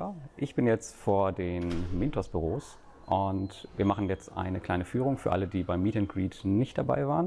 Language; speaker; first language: German; native; German